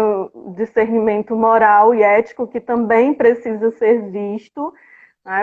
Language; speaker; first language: Portuguese; native; Portuguese